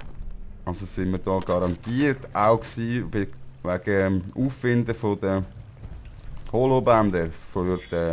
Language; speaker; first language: German; native; German